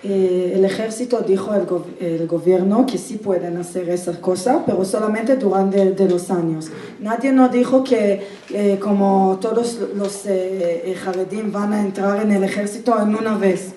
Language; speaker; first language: Spanish; non-native, fluent; Hebrew